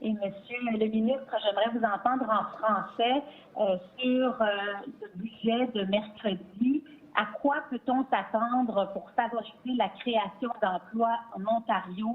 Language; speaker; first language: French; native; French